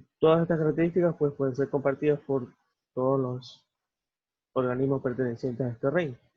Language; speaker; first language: Spanish; native; Spanish